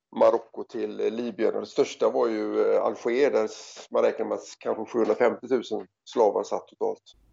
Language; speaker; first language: Swedish; native; Swedish